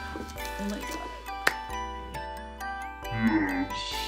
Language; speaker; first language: English; native; English